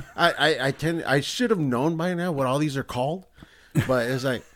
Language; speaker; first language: English; early bilingual, other home language; Spanish